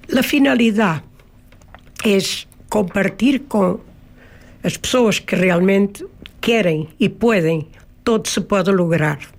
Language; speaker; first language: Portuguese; native; Portuguese